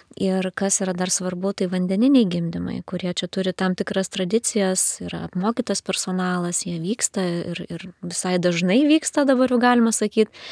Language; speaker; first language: Lithuanian; native; Lithuanian